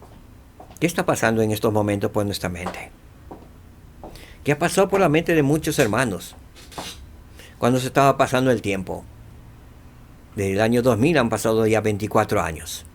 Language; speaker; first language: Spanish; native; Spanish